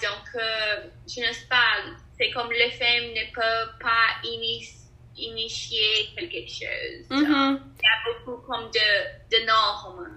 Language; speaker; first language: French; non-native, learner; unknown